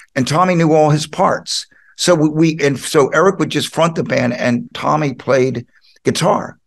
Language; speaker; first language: English; native; English